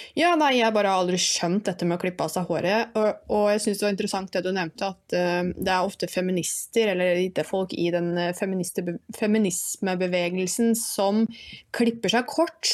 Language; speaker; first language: Norwegian; native; Norwegian